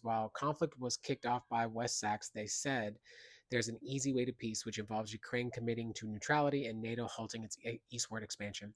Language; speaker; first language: English; native; English